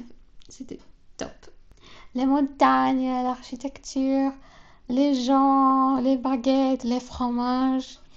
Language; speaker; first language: French; non-native, fluent; Polish